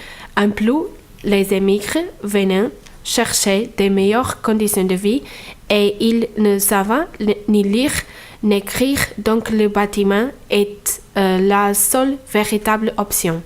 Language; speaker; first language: French; non-native, fluent; Portuguese